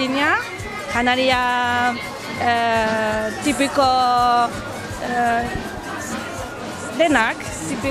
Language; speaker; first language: Basque; non-native, learner; Arabic